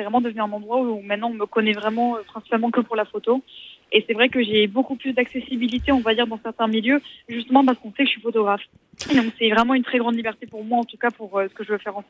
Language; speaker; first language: French; native; French